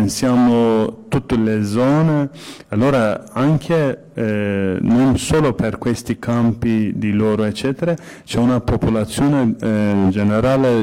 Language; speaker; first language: Italian; non-native, fluent; Kurdish